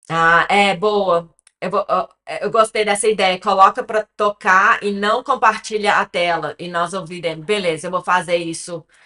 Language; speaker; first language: Portuguese; early bilingual, other home language; English